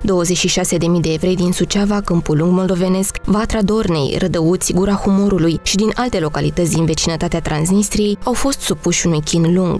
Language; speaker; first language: Romanian; native; Romanian